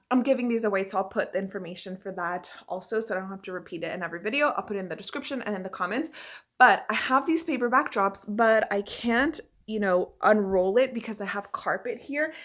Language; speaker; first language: English; early bilingual, other home language; Spanish